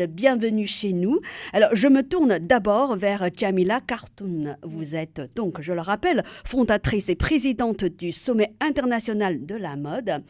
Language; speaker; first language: French; native; French